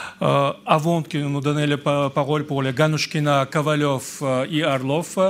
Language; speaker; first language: French; non-native, learner; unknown